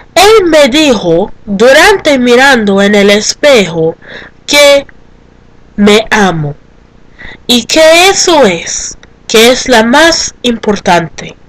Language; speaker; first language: Spanish; non-native, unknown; English